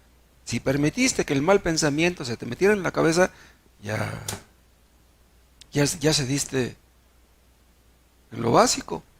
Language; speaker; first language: Spanish; native; Spanish